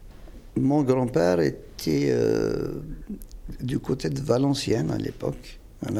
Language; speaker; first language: French; non-native, local second language; Kabyle